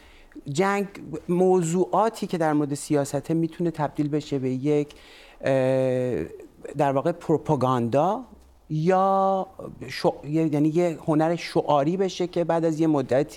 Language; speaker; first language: Persian; native; Persian